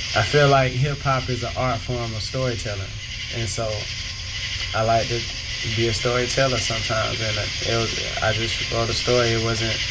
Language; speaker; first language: English; native; English